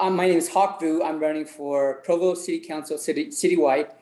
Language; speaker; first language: English; early bilingual, other home language; Vietnamese